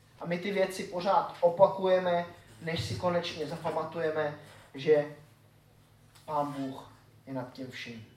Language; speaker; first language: Czech; native; Czech